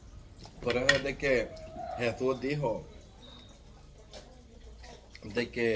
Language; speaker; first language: Spanish; native; Spanish